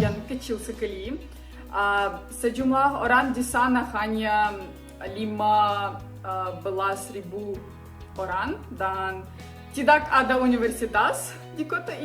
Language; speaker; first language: Indonesian; non-native, learner; Ukrainian